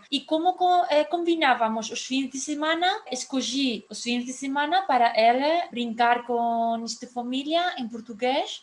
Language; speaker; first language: Portuguese; non-native, fluent; Spanish